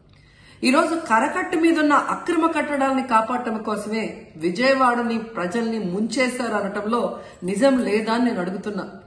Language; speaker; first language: Telugu; native; Telugu